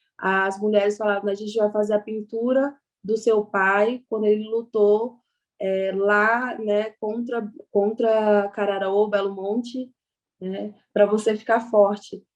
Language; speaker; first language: Portuguese; non-native, local second language; Kayapó